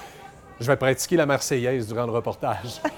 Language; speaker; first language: French; native; French